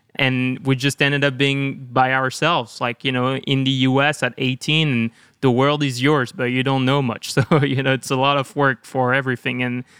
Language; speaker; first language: English; non-native, fluent; French